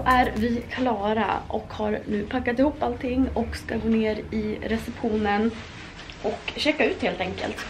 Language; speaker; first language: Swedish; native; Swedish